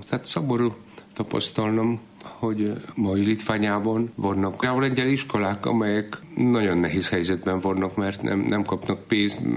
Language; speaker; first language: Hungarian; non-native, fluent; Polish